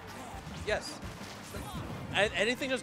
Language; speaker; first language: English; native; English